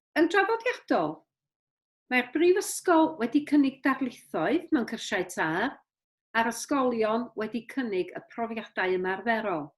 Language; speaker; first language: Welsh; native; Welsh